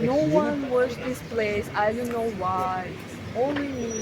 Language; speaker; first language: English; non-native, learner; Russian